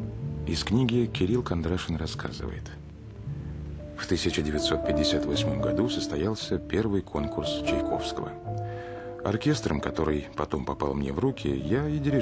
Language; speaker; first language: Russian; native; Russian